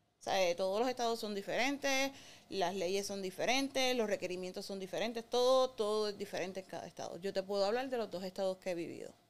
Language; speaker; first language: Spanish; native; Spanish